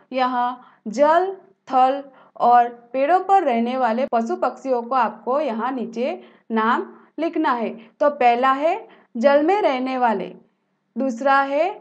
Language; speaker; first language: Hindi; non-native, local second language; Gujarati